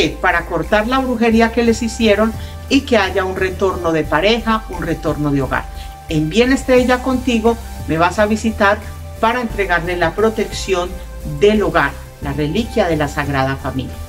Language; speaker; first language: Spanish; native; Spanish